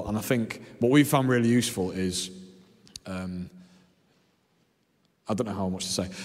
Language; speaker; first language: English; native; English